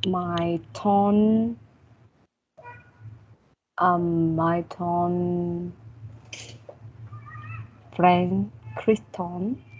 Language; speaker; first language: English; non-native, learner; Vietnamese